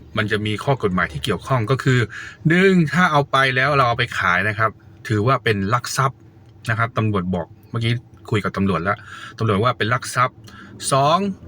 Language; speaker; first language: Thai; native; Thai